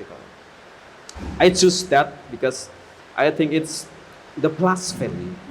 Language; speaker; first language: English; non-native, learner; Indonesian